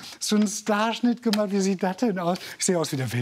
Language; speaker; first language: German; native; German